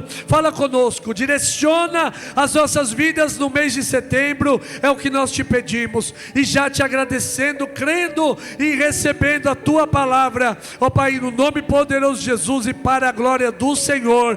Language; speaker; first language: Portuguese; native; Portuguese